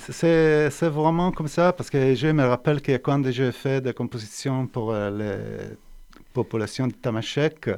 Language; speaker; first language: French; non-native, fluent; Italian